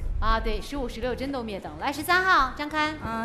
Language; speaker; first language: Chinese; native; Chinese